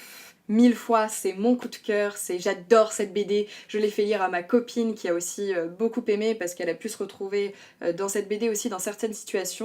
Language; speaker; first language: French; native; French